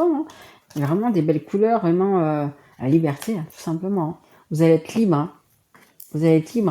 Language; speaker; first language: French; native; French